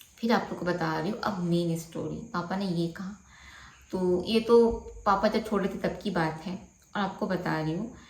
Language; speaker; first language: Hindi; non-native, local second language; Bangla